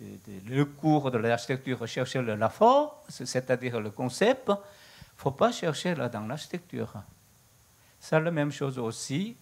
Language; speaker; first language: French; non-native, learner; Korean